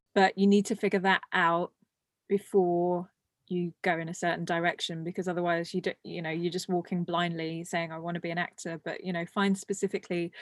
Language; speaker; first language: English; early bilingual, other home language; Morisyen